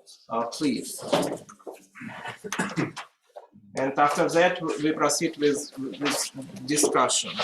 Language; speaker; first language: English; non-native, fluent; Russian